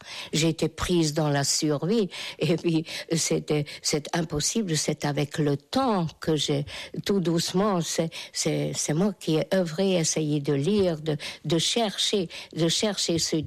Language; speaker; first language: French; non-native, fluent; Hungarian